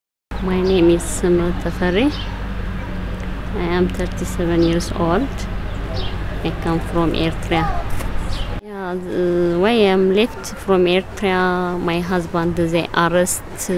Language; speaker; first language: English; non-native, learner; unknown